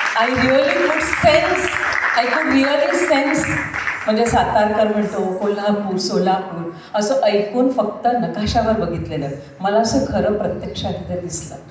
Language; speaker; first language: Marathi; non-native, local second language; Gujarati